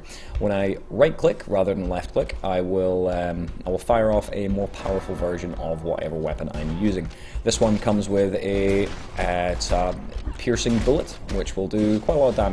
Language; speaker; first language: English; native; English